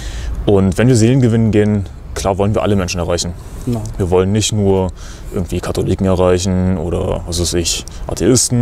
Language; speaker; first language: German; native; German